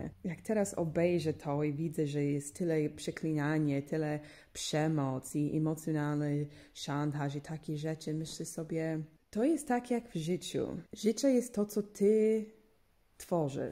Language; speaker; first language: Polish; non-native, fluent; English